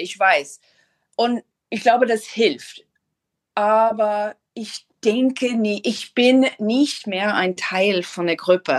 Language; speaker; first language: German; non-native, fluent; English